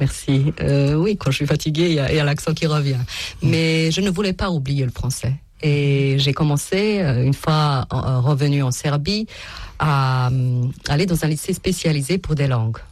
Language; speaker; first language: French; non-native, fluent; Serbian